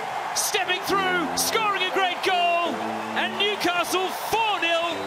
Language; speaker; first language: English; native; English